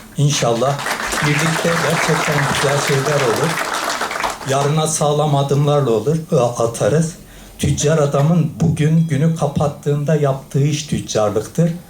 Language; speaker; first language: Turkish; native; Turkish